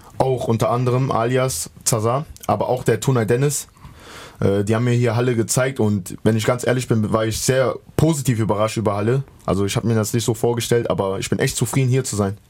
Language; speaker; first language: German; native; German